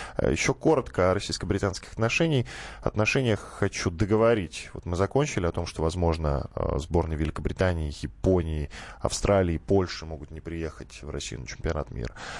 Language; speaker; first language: Russian; native; Russian